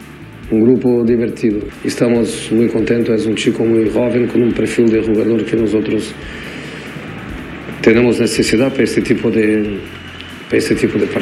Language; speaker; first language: Spanish; non-native, fluent; Portuguese